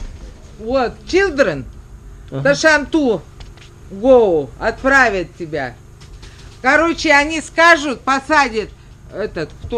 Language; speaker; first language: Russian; native; Russian